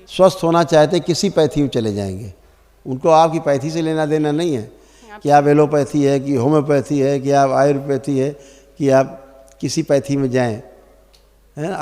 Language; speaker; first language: Hindi; native; Hindi